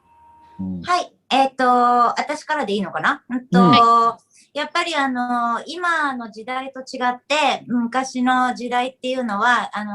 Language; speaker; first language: Japanese; native; Japanese